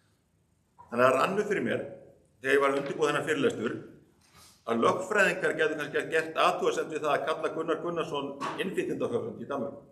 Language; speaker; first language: Icelandic; native; Icelandic